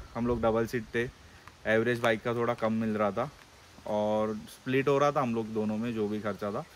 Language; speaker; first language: Hindi; non-native, local second language; Marathi